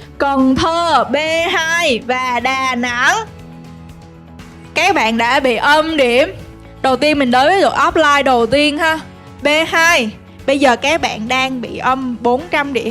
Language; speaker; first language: Vietnamese; native; Vietnamese